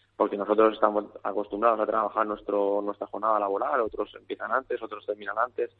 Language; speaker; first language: Spanish; native; Spanish